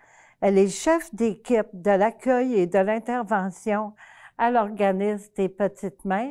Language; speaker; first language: French; native; French